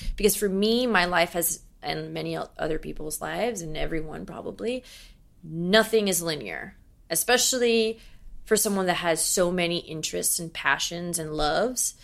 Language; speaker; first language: English; native; English